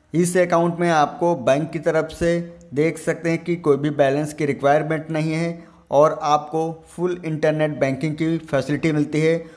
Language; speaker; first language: Hindi; native; Hindi